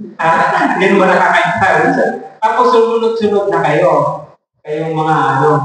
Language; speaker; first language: Filipino; native; Filipino